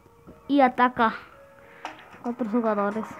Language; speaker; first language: Spanish; early bilingual, heritage; Spanish